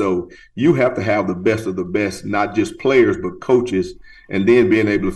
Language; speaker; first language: English; native; English